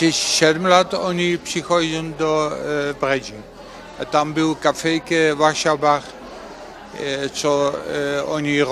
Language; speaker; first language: Polish; early bilingual, heritage; Dutch